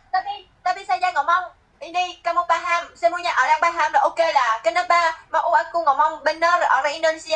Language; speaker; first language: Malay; non-native, learner; Vietnamese